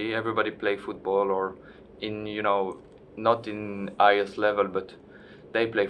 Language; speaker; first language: English; non-native, learner; French